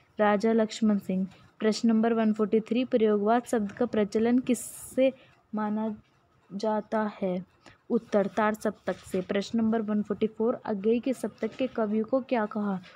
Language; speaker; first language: Hindi; native; Hindi